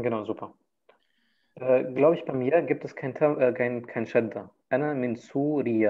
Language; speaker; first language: German; early bilingual, other home language; Turkish